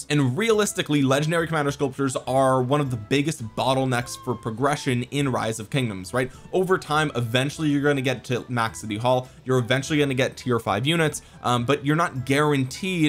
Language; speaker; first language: English; native; English